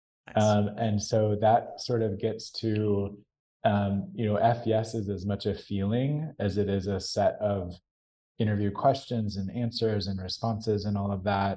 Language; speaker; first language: English; native; English